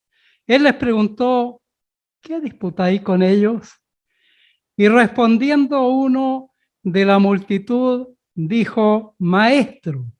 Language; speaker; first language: Spanish; native; Spanish